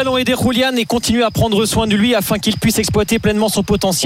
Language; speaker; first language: French; native; French